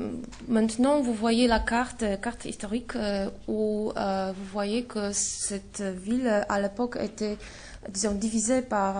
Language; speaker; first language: French; non-native, fluent; Polish